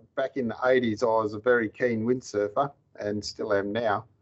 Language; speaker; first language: English; native; English